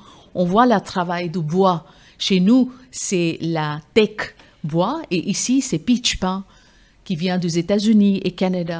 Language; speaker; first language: French; non-native, fluent; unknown